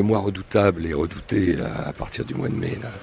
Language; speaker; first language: French; native; French